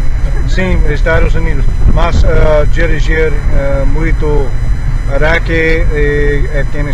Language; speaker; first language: Portuguese; non-native, learner; English